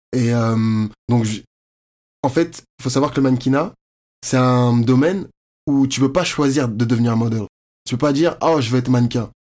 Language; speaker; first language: French; native; French